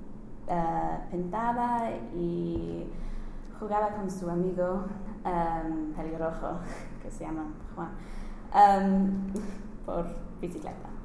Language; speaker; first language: Spanish; non-native, learner; English